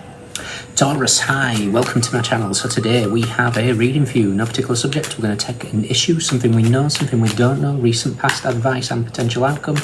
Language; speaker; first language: English; native; English